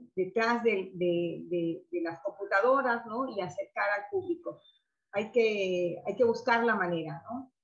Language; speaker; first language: Spanish; native; Spanish